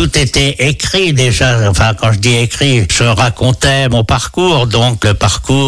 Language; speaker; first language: French; native; French